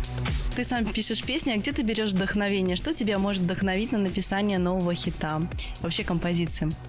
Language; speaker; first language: Russian; native; Russian